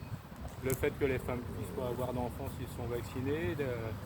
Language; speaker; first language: French; native; French